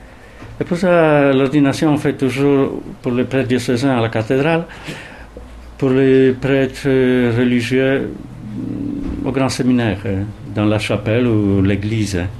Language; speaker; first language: French; non-native, fluent; Polish